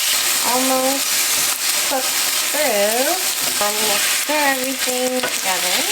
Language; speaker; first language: English; native; English